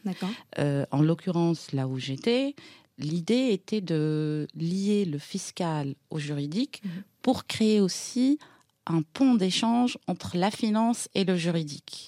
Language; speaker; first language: French; non-native, local second language; Arabic